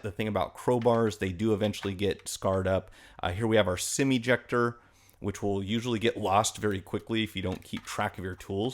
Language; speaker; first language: English; native; English